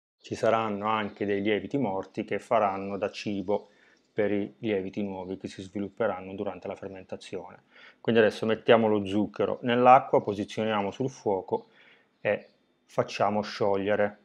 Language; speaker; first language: Italian; native; Italian